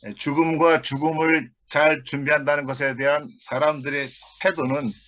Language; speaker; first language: Korean; native; Korean